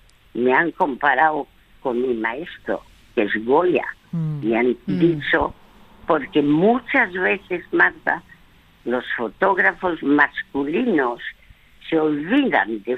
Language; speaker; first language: Spanish; early bilingual, other home language; French